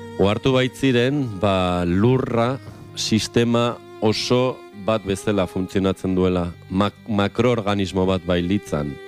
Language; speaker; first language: Basque; native; Basque